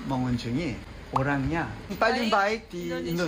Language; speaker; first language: Indonesian; non-native, learner; Korean